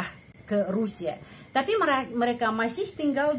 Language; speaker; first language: Indonesian; non-native, fluent; Russian